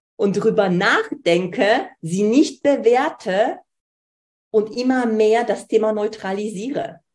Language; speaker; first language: German; early bilingual, other home language; Polish